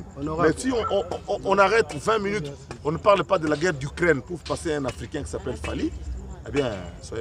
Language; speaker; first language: French; non-native, local second language; Lingala